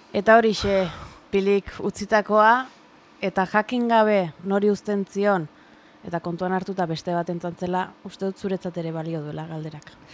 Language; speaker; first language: Basque; native; Basque